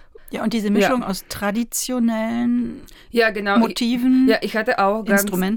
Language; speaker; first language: German; native; German